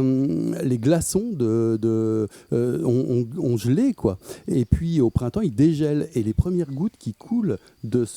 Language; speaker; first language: French; native; French